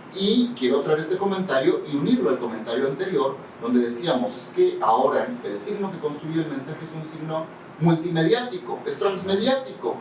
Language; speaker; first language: Spanish; native; Spanish